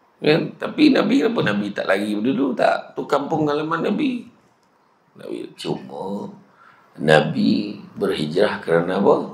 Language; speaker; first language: Malay; native; Malay